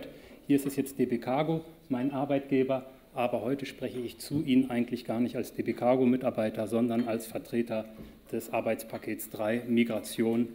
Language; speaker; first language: German; native; German